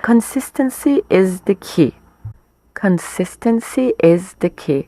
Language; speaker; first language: English; non-native, fluent; Turkish